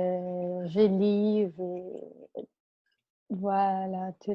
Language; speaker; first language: French; non-native, fluent; Spanish